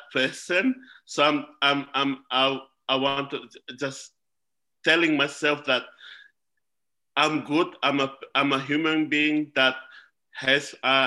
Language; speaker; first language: English; non-native, fluent; Indonesian